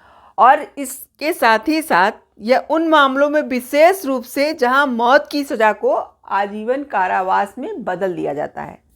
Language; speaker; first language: Hindi; native; Hindi